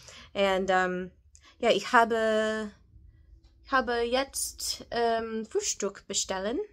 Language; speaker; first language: German; non-native, learner; English